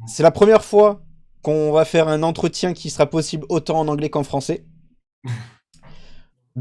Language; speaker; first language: French; native; French